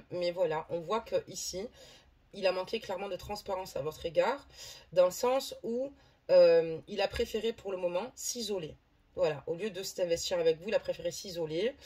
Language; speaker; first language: French; native; French